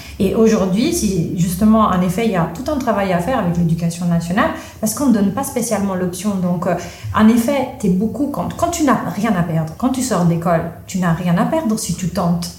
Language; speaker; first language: French; non-native, fluent; Italian